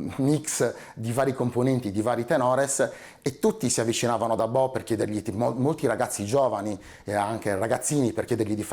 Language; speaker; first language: Italian; native; Italian